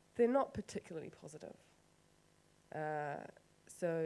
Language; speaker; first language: English; native; English